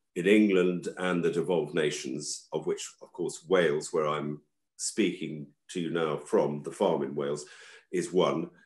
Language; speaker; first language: English; native; English